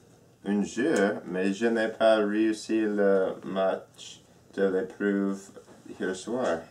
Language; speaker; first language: French; non-native, learner; English